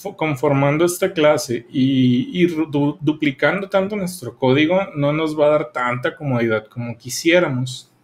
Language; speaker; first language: Spanish; native; Spanish